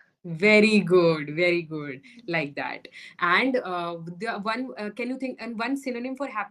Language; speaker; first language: English; non-native, local second language; Hindi